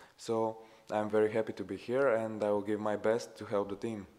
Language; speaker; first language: English; non-native, fluent; Bulgarian